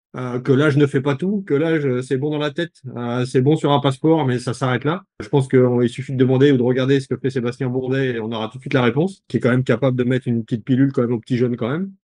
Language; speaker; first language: French; native; French